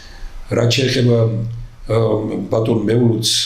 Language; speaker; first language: Georgian; native; Georgian